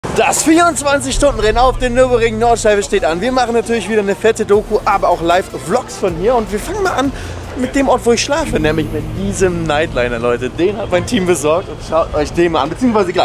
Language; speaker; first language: German; native; German